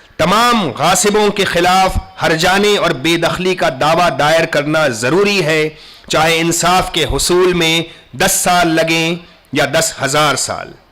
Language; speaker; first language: Urdu; native; Urdu